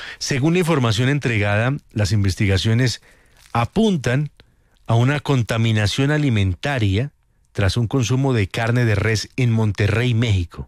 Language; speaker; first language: Spanish; native; Spanish